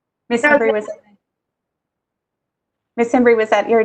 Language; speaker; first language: English; native; English